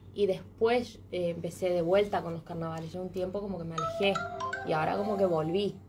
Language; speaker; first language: Spanish; native; Spanish